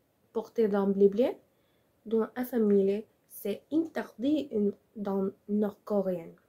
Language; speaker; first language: French; non-native, learner; Spanish